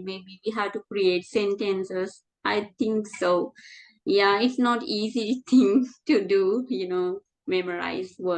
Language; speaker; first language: English; non-native, fluent; Sinhala